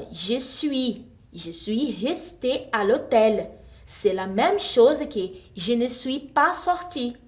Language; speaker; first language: French; non-native, fluent; Portuguese